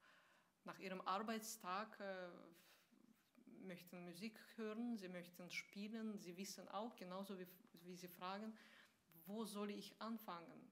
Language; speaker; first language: German; non-native, fluent; Russian